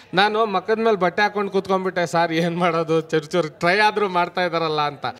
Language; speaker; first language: Kannada; non-native, local second language; Urdu